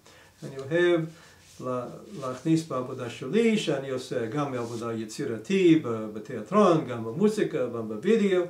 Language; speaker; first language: Hebrew; non-native, fluent; English